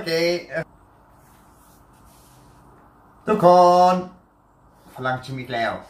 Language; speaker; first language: Thai; non-native, learner; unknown